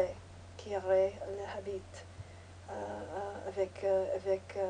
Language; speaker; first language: French; non-native, learner; English